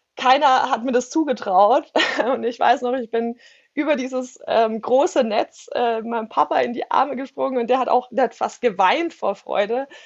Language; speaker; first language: German; native; German